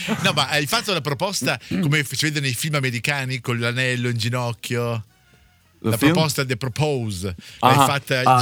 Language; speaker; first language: Italian; native; Italian